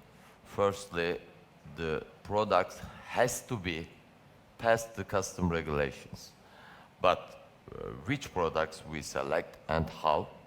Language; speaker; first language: English; non-native, learner; Turkish